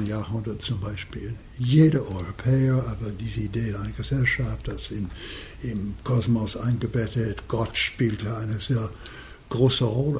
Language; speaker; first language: German; non-native, fluent; English